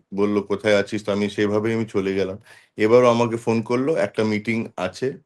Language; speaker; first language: Bangla; non-native, local second language; Hindi